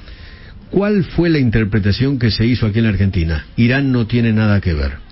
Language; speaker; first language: Spanish; native; Spanish